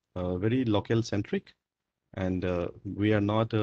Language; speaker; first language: English; non-native, local second language; Manipuri